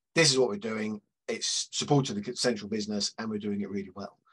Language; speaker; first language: English; native; English